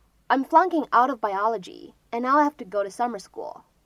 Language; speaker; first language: English; non-native, fluent; Chinese